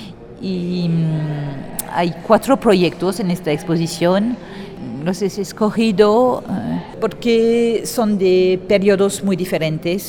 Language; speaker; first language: Spanish; non-native, fluent; French